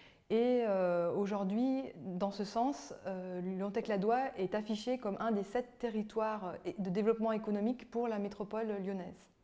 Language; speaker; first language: French; native; French